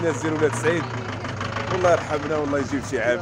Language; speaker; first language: Arabic; native; Arabic